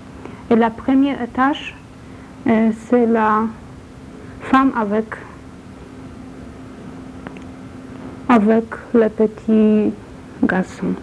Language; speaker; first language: French; non-native, learner; Polish